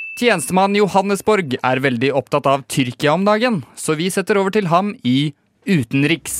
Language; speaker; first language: Norwegian; native; Norwegian